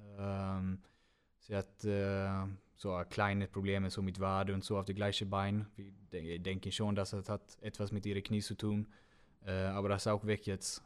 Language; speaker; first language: German; non-native, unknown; Swedish